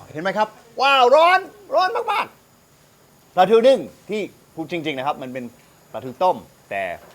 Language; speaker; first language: Thai; non-native, fluent; English